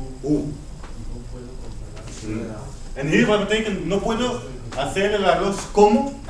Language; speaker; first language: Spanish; non-native, fluent; Dutch